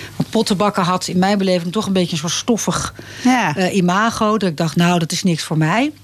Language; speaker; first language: Dutch; native; Dutch